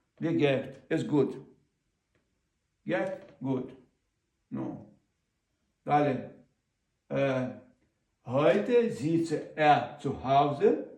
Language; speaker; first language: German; non-native, learner; Ukrainian